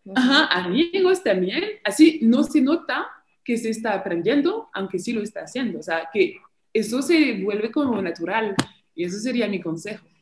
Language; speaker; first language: Spanish; non-native, fluent; French